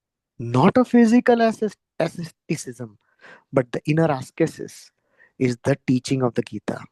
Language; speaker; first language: English; non-native, local second language; Hindi